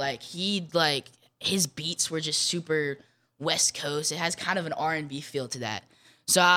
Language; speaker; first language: English; native; English